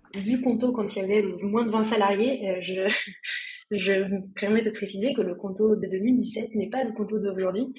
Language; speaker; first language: French; native; French